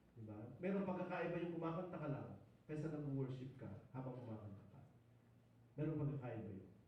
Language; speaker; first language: Filipino; non-native, local second language; Iloko